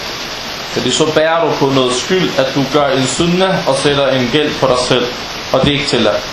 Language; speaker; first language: Danish; non-native, fluent; Arabic